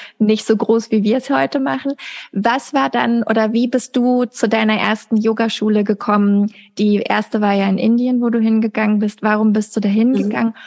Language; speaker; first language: German; native; German